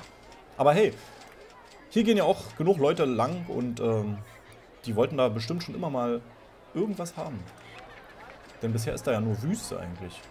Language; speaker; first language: German; native; German